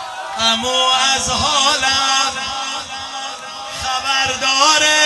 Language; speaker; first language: Persian; native; Persian